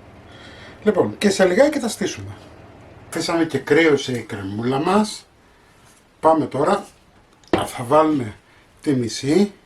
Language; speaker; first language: Greek; native; Greek